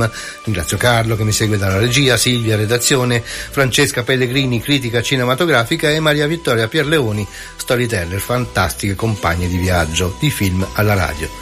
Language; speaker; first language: Italian; native; Italian